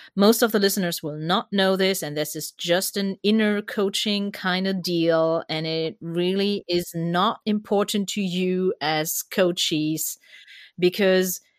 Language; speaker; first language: English; non-native, fluent; German